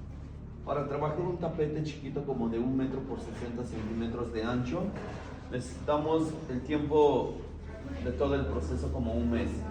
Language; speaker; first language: Spanish; non-native, local second language; Zapotec